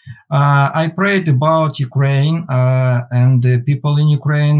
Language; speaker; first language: English; non-native, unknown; Ukrainian